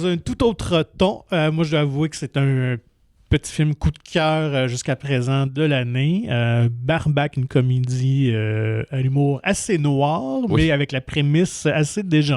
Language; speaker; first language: French; native; French